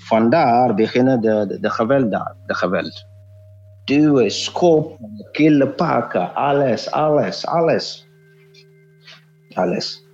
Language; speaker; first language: Dutch; non-native, fluent; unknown